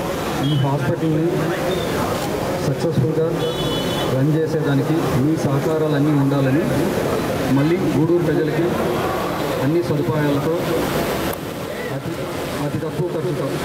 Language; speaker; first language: Telugu; native; Telugu